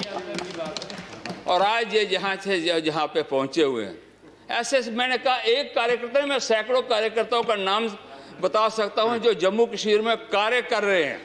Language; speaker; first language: Hindi; non-native, local second language; Dogri